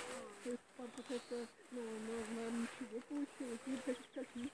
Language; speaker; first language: Russian; native; Russian